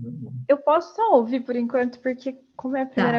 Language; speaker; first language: Portuguese; native; Portuguese